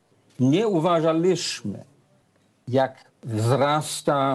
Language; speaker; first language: Polish; non-native, fluent; English